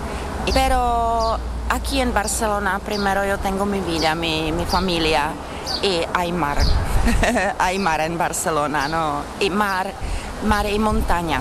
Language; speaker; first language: Spanish; non-native, fluent; Czech